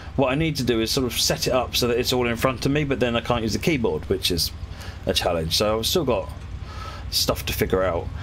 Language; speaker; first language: English; native; English